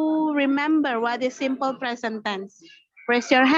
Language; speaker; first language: English; non-native, learner; Indonesian